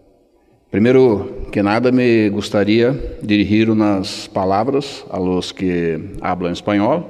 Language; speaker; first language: Spanish; non-native, fluent; Portuguese